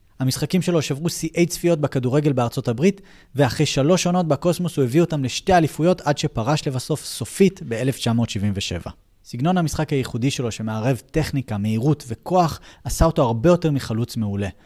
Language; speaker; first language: Hebrew; native; Hebrew